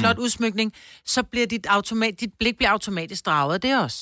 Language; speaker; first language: Danish; native; Danish